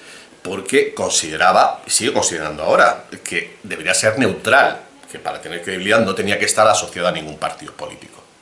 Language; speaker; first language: Spanish; native; Spanish